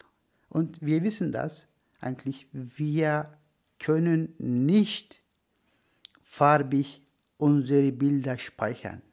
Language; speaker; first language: German; non-native, learner; Turkish